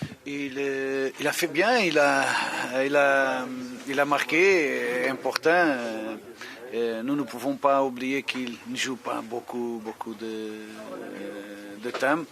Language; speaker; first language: French; non-native, fluent; Portuguese